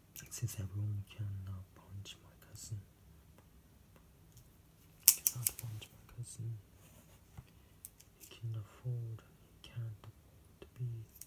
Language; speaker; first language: English; non-native, fluent; Japanese